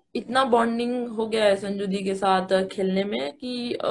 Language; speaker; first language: Hindi; native; Hindi